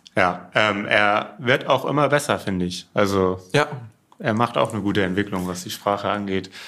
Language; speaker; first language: German; native; German